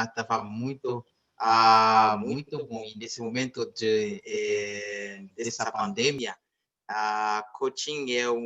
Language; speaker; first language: Portuguese; non-native, learner; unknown